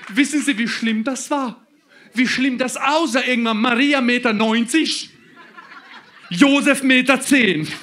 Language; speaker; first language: German; non-native, fluent; Croatian